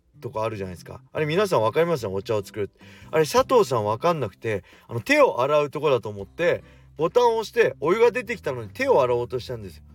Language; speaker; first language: Japanese; native; Japanese